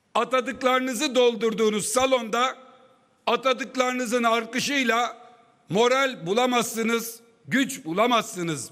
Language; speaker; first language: Turkish; native; Turkish